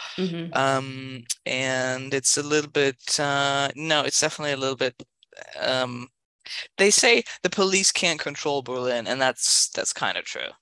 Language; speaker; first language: English; non-native, fluent; German